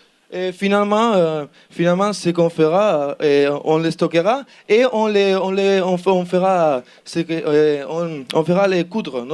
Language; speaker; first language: French; non-native, learner; Spanish